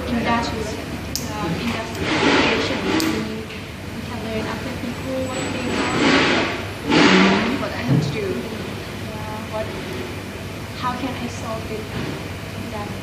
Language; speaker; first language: English; non-native, learner; Thai